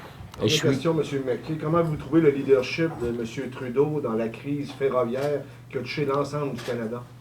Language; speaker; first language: French; native; French